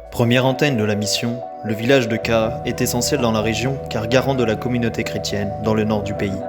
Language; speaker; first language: French; native; French